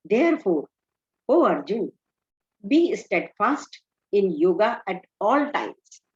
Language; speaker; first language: English; non-native, local second language; Hindi